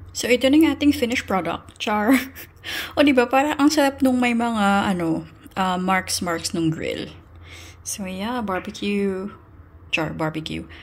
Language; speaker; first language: Filipino; native; Filipino